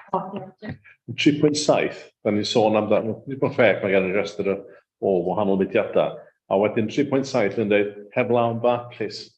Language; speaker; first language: Welsh; native; Welsh